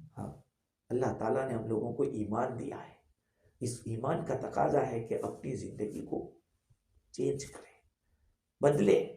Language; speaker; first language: Urdu; non-native, local second language; Gujarati